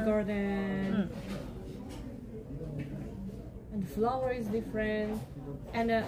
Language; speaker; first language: English; non-native, learner; Japanese